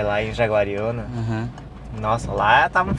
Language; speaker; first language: Portuguese; native; Portuguese